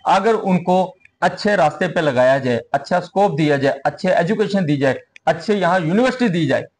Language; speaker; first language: Hindi; native; Hindi